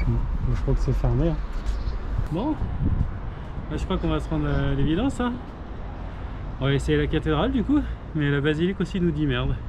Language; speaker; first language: French; native; French